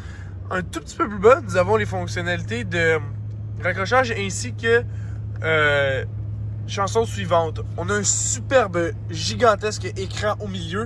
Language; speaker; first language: French; native; French